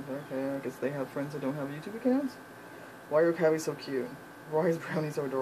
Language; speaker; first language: English; native; English